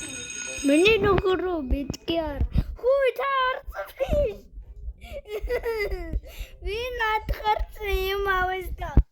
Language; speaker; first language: Mongolian; early bilingual, heritage; Mongolian